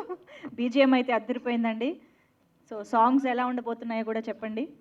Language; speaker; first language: Telugu; native; Telugu